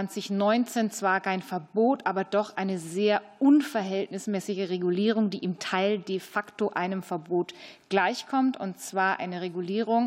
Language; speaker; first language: German; native; German